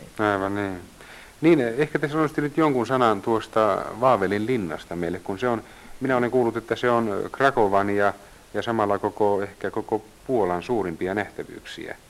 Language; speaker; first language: Finnish; native; Finnish